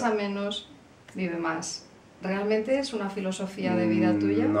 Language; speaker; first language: Spanish; native; Spanish